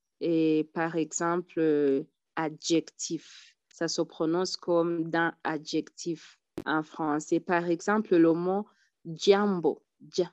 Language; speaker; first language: French; non-native, local second language; Rundi